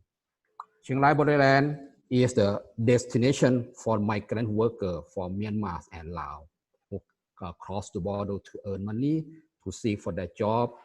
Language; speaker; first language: English; non-native, fluent; Thai